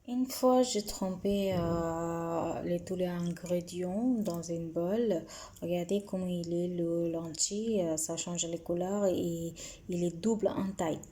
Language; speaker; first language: French; non-native, learner; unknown